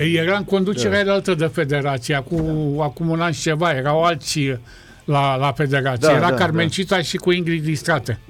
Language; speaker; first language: Romanian; native; Romanian